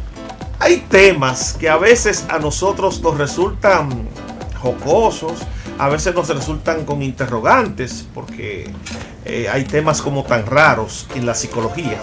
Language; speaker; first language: Spanish; native; Spanish